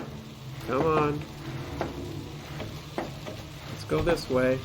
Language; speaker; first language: English; native; English